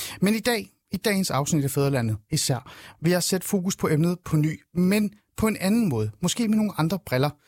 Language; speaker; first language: Danish; early bilingual, other home language; Persian